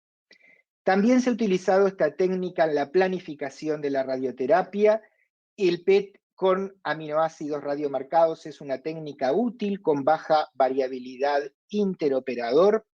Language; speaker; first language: Spanish; native; Spanish